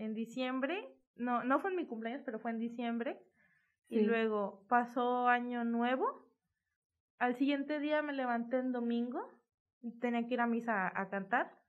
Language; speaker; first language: Spanish; native; Spanish